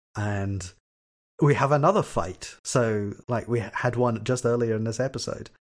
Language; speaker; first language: English; native; English